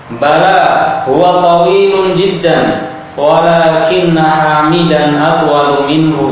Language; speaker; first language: Arabic; non-native, fluent; Indonesian